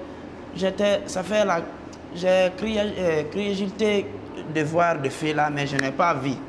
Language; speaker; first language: French; non-native, local second language; Mandingo